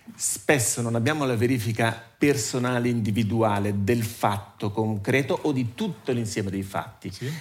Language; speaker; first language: Italian; native; Italian